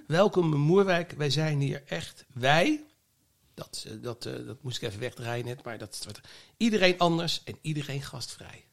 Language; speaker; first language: Dutch; native; Dutch